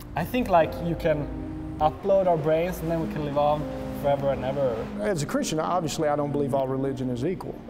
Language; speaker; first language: English; native; English